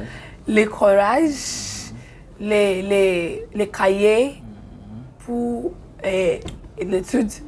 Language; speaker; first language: French; non-native, learner; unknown